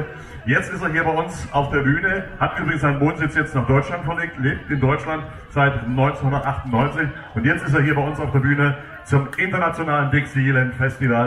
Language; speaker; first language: German; native; German